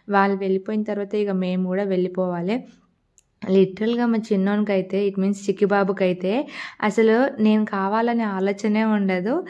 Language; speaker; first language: Telugu; non-native, local second language; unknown